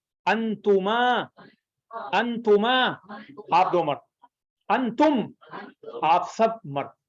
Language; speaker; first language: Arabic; non-native, fluent; Urdu